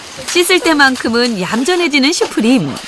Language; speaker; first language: Korean; native; Korean